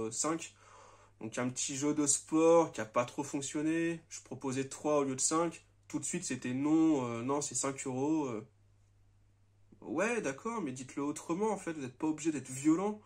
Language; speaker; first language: French; native; French